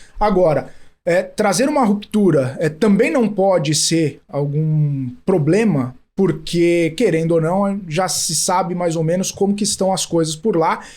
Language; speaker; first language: Portuguese; native; Portuguese